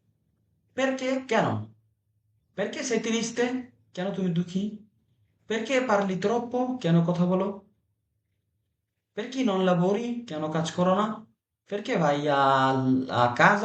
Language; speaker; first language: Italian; non-native, fluent; Bangla